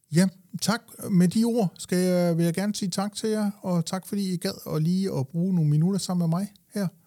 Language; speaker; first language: Danish; native; Danish